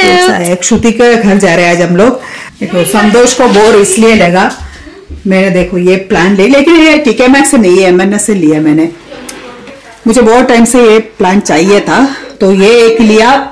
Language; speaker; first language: Hindi; non-native, local second language; Malayalam